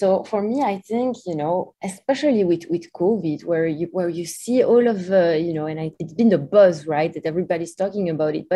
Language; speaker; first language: English; non-native, fluent; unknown